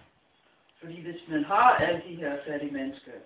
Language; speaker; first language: Danish; non-native, fluent; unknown